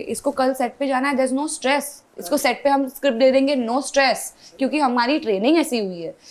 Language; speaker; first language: Hindi; non-native, local second language; English